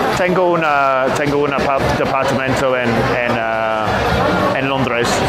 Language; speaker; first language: Spanish; non-native, learner; English